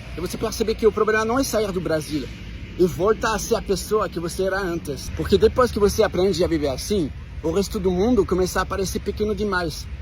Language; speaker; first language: Portuguese; non-native, fluent; French